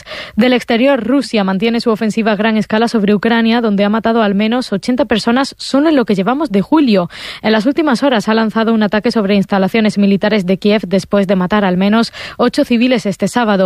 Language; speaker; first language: Spanish; native; Spanish